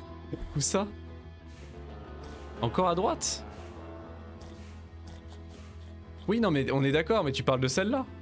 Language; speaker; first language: French; native; French